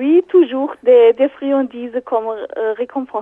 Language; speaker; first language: French; non-native, fluent; German